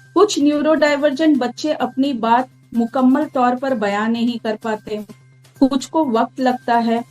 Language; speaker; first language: Urdu; native; Urdu